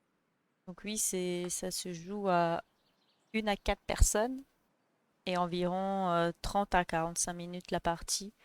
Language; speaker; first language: French; native; French